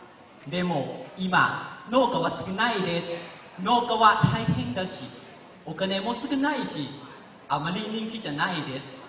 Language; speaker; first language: Japanese; non-native, learner; Lao